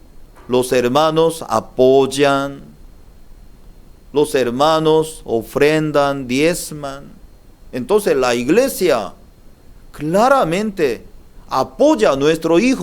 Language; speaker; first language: Spanish; non-native, learner; Korean